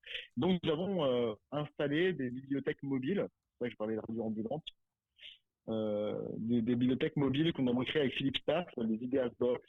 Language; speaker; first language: French; native; French